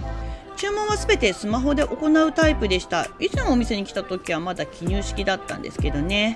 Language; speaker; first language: Japanese; native; Japanese